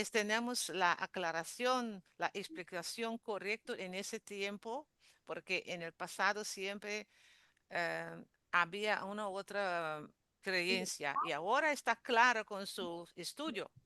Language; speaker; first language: Spanish; non-native, learner; Papiamento